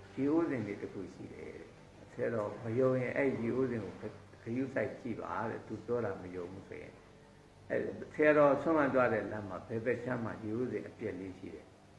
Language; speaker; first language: Burmese; native; Burmese